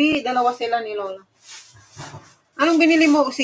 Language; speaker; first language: Filipino; native; Filipino